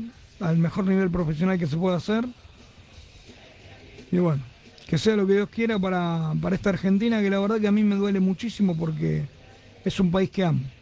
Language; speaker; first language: Spanish; native; Spanish